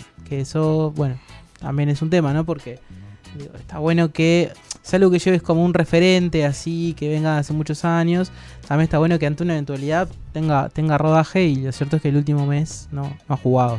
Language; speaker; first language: Spanish; native; Spanish